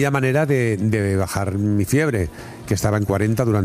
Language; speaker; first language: Spanish; native; Spanish